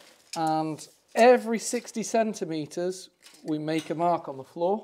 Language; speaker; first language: English; native; English